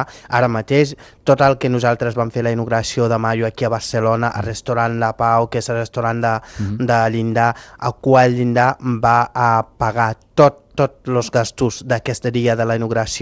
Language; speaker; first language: Catalan; non-native, learner; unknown